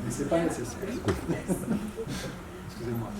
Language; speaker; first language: French; non-native, fluent; Portuguese